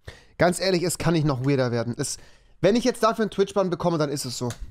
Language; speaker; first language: German; native; German